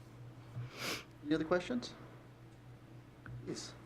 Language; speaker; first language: English; native; English